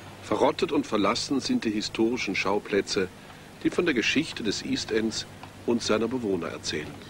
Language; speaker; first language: German; native; German